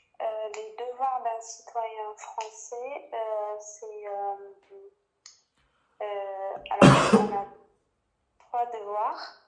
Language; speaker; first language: French; non-native, fluent; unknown